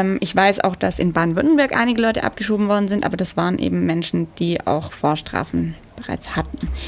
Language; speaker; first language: German; native; German